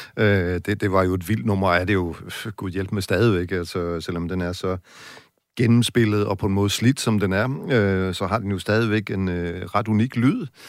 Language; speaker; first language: Danish; native; Danish